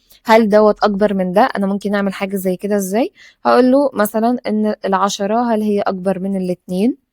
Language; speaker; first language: Arabic; native; Arabic